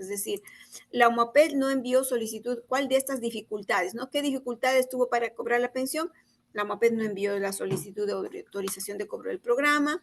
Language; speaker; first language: Spanish; native; Spanish